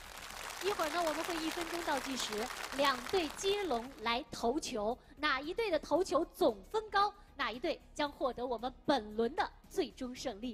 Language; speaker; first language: Chinese; native; Chinese